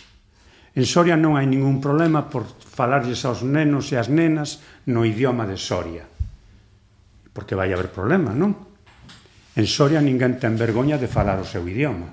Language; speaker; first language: Galician; native; Galician